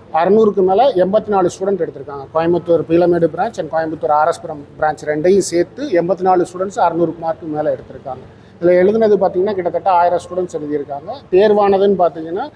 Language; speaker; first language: Tamil; native; Tamil